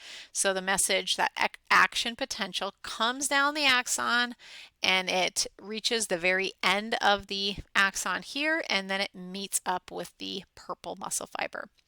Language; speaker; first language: English; native; English